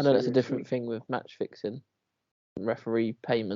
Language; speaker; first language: English; native; English